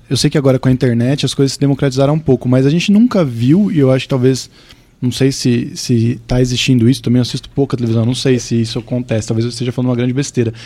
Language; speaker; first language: Portuguese; native; Portuguese